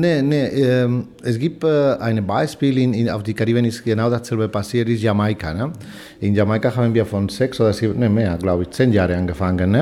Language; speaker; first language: German; non-native, fluent; Spanish